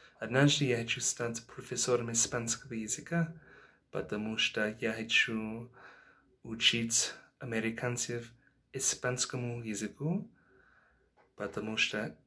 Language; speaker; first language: Russian; non-native, learner; English